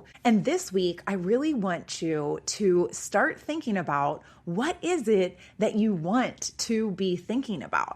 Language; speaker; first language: English; native; English